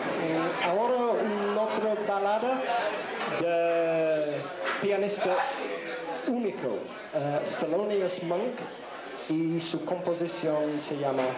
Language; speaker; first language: Spanish; non-native, learner; English